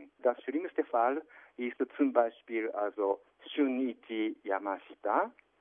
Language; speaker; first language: German; non-native, fluent; Japanese